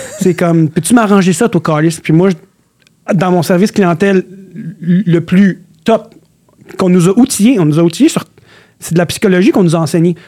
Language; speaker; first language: French; early bilingual, other home language; Arabic